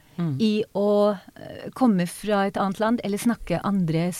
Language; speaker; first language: Norwegian; non-native, fluent; Hebrew